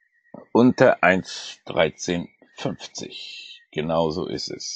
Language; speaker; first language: German; native; German